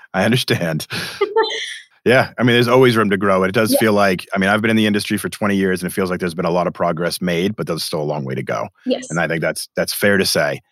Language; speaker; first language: English; non-native, fluent; Spanish